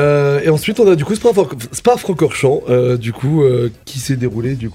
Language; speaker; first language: French; native; French